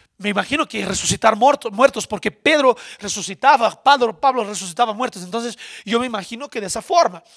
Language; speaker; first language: Spanish; non-native, fluent; Portuguese